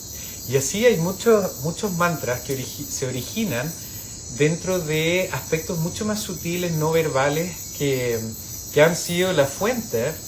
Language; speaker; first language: Spanish; native; Spanish